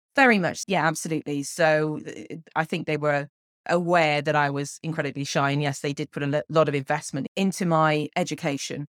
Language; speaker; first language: English; native; English